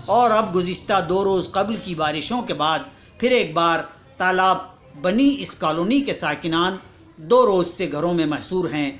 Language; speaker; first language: Urdu; native; Urdu